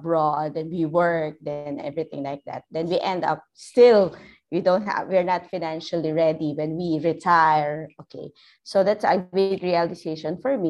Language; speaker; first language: English; non-native, local second language; Filipino